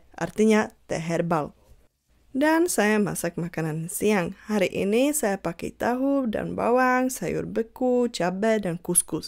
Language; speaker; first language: Indonesian; non-native, fluent; Czech